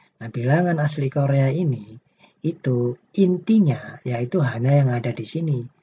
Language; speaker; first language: Indonesian; native; Indonesian